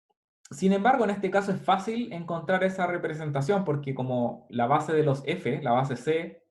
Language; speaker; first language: Spanish; native; Spanish